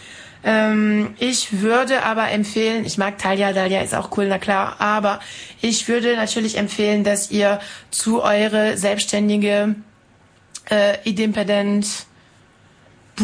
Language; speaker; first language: German; non-native, fluent; French